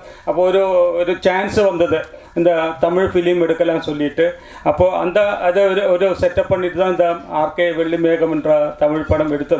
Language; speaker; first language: Tamil; non-native, local second language; Malayalam